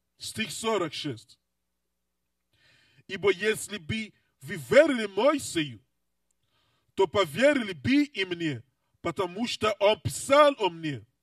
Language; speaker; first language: Russian; non-native, learner; English